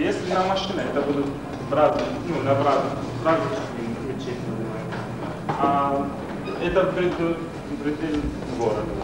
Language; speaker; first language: Russian; non-native, learner; Arabic